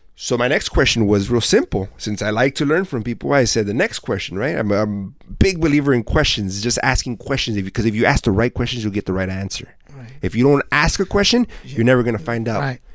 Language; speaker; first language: English; native; English